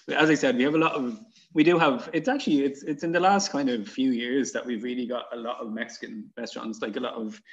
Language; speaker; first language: English; native; English